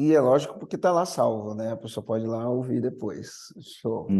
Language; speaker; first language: Portuguese; native; Portuguese